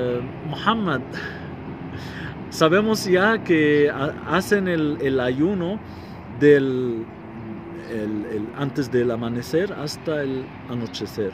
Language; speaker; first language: Spanish; non-native, fluent; Arabic